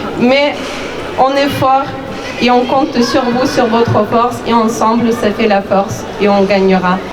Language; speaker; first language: French; non-native, fluent; Ukrainian